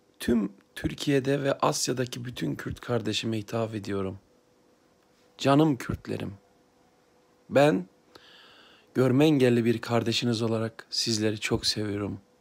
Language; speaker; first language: Turkish; native; Turkish